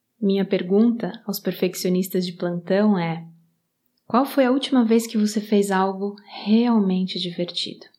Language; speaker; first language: Portuguese; native; Portuguese